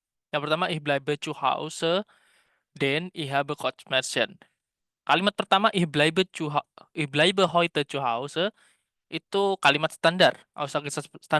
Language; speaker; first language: German; non-native, fluent; Indonesian